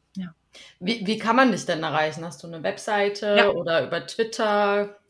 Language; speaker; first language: German; native; German